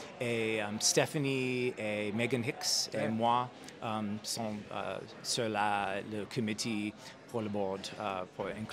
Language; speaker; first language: French; non-native, learner; English